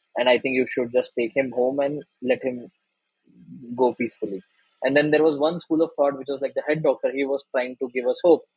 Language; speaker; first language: English; non-native, local second language; Hindi